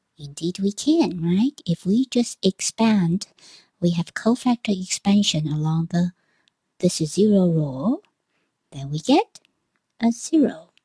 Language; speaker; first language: English; non-native, fluent; Chinese